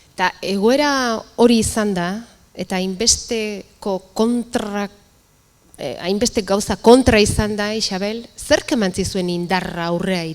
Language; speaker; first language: Basque; native; Basque